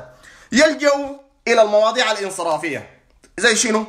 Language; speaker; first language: Arabic; native; Arabic